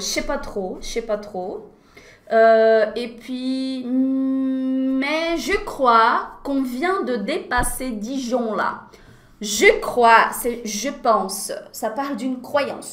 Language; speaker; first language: French; non-native, fluent; Portuguese